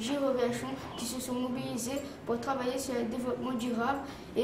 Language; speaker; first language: French; native; French